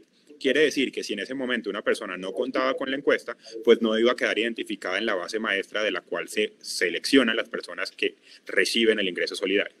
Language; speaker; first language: Spanish; native; Spanish